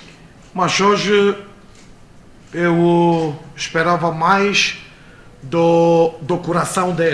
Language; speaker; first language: Portuguese; non-native, fluent; Romanian